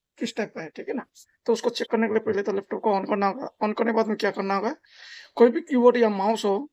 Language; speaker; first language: Hindi; non-native, local second language; Nepali